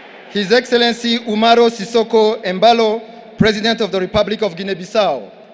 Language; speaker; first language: English; non-native, local second language; Kinyarwanda